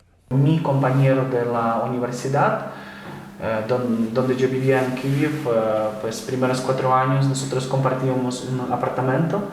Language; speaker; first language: Spanish; non-native, fluent; Ukrainian